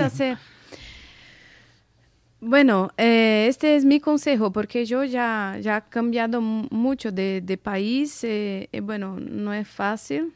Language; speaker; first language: Spanish; non-native, fluent; Portuguese